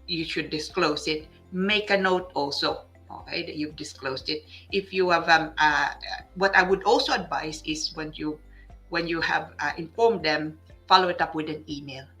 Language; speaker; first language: English; non-native, local second language; Filipino